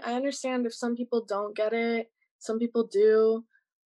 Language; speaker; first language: English; native; English